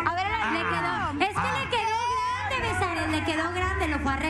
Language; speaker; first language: Spanish; native; Spanish